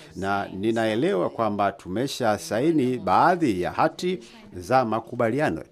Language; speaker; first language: Swahili; native; Swahili